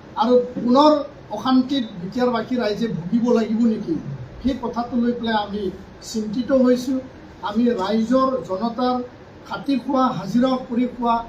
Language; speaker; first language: Assamese; non-native, local second language; Bodo